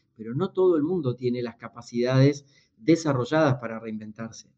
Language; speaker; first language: Spanish; native; Spanish